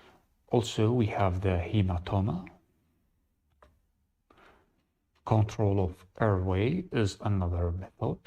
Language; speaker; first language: English; non-native, fluent; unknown